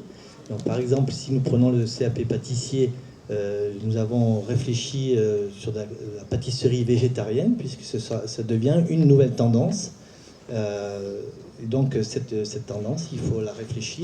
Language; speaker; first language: French; native; French